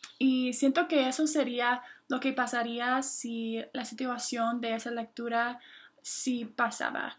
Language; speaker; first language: Spanish; non-native, fluent; English